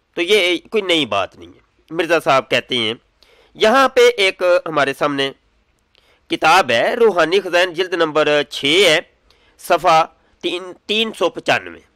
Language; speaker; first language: Urdu; non-native, local second language; Punjabi